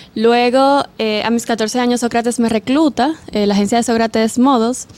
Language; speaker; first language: Spanish; native; Spanish